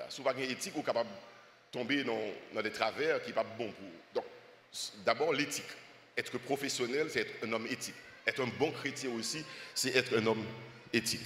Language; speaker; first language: French; non-native, local second language; Haitian Creole